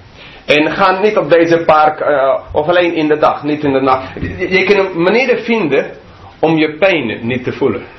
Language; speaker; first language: Dutch; non-native, fluent; English